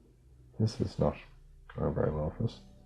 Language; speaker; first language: English; native; English